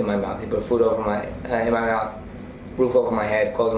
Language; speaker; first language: English; native; English